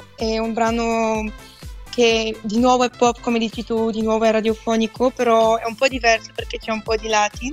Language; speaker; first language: Italian; non-native, fluent; Bulgarian